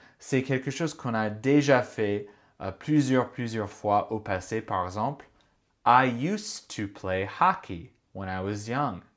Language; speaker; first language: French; non-native, fluent; English